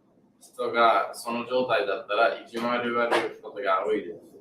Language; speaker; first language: Japanese; non-native, learner; English